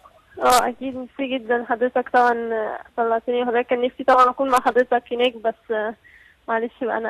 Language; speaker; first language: Arabic; native; Arabic